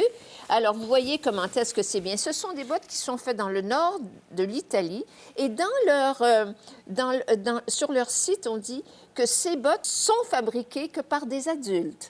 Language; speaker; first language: French; native; French